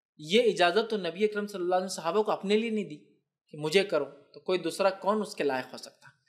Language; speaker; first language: Urdu; native; Urdu